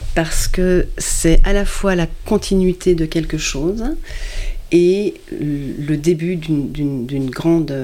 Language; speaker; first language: French; native; French